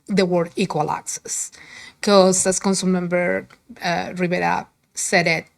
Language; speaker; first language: English; non-native, fluent; Spanish